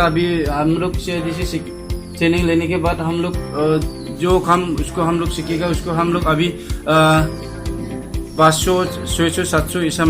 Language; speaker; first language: Hindi; non-native, local second language; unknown